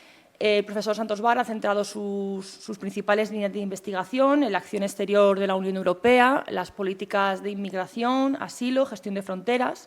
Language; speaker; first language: Spanish; native; Spanish